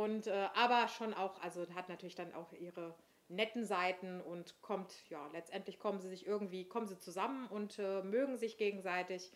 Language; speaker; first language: German; native; German